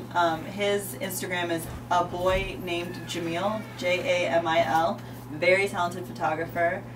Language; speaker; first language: English; native; English